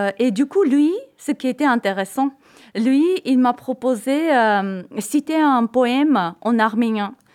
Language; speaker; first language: French; non-native, fluent; Armenian